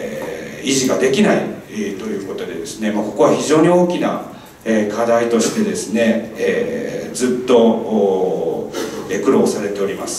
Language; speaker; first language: Japanese; native; Japanese